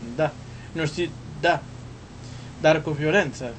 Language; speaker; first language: Romanian; non-native, learner; Portuguese